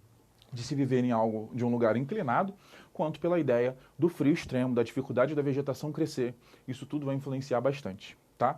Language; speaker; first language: Portuguese; native; Portuguese